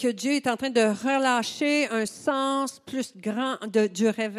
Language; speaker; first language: French; native; French